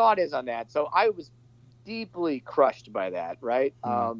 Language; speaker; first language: English; native; English